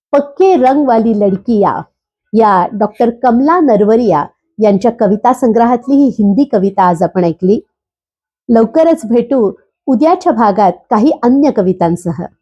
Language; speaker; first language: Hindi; non-native, local second language; Marathi